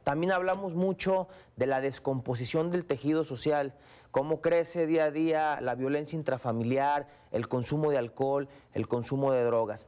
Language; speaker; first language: Spanish; native; Spanish